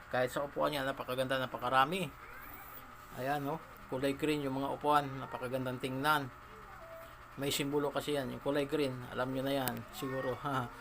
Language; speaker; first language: Filipino; native; Filipino